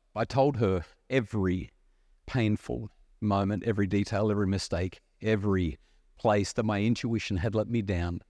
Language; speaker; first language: English; native; English